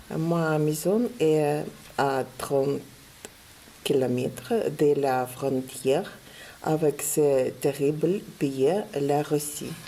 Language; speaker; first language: French; non-native, fluent; Ukrainian